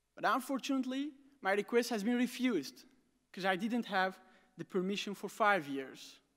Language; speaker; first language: English; non-native, fluent; Arabic